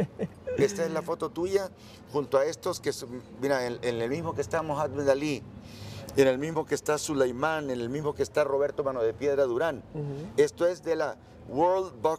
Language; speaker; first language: Spanish; native; Spanish